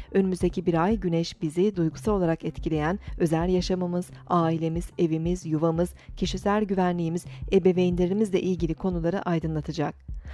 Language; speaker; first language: Turkish; native; Turkish